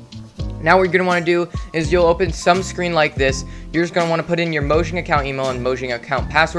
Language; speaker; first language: English; native; English